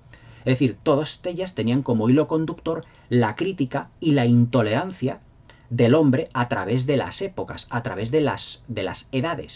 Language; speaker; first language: Spanish; native; Spanish